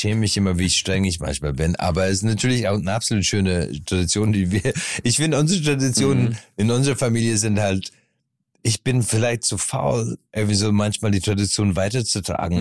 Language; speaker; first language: German; non-native, fluent; English